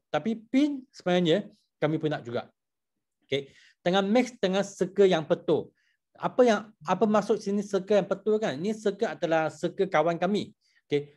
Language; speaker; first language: Malay; non-native, local second language; Chinese